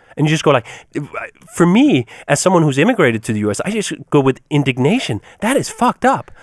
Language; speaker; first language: English; non-native, fluent; Danish